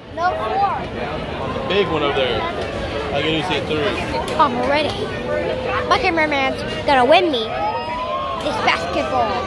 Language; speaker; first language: English; native; English